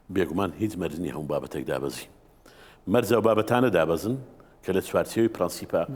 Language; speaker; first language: Central Kurdish; native; Central Kurdish